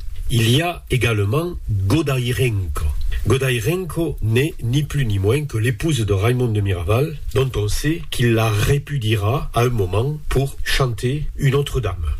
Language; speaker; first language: French; native; French